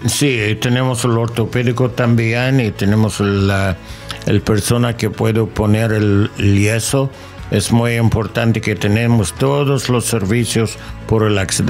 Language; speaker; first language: Spanish; non-native, learner; English